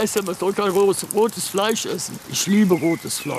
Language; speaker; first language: German; native; German